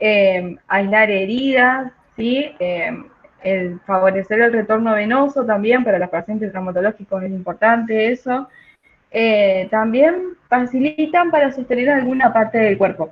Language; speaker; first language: Spanish; native; Spanish